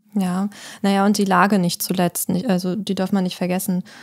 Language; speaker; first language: German; native; German